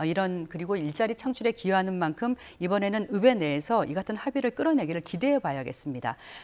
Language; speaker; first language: Korean; native; Korean